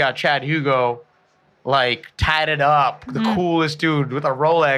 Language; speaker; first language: English; early bilingual, other home language; Bangla